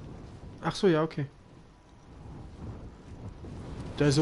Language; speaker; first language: German; native; German